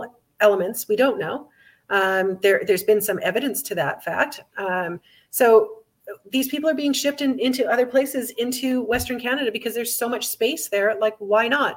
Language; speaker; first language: English; native; English